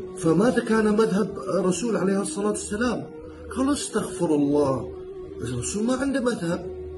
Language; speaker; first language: Arabic; non-native, fluent; Chinese